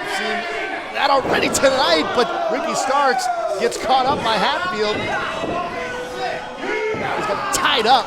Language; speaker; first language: English; native; English